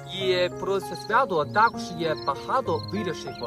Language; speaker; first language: Ukrainian; non-native, fluent; Chinese